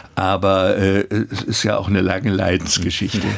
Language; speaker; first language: German; native; German